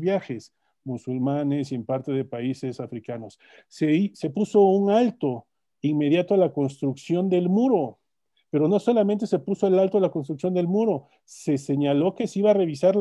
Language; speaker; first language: Spanish; native; Spanish